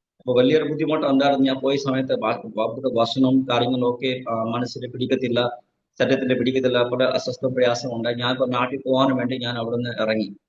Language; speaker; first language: Malayalam; non-native, fluent; Nepali